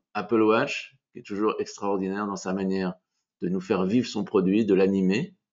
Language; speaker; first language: French; native; French